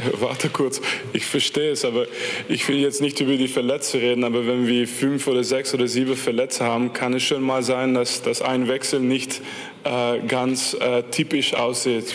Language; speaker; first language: German; non-native, fluent; French